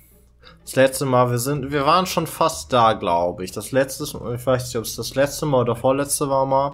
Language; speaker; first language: German; native; German